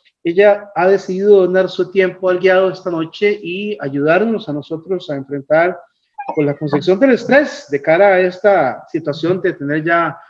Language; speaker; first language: Spanish; native; Spanish